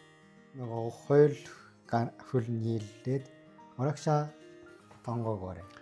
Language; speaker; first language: Mongolian; non-native, fluent; Japanese